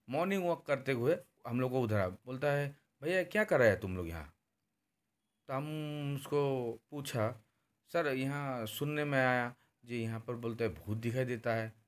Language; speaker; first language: Hindi; non-native, local second language; Bangla